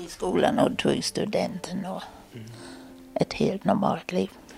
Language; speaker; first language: Swedish; non-native, fluent; German